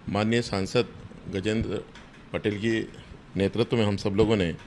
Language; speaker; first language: Hindi; native; Hindi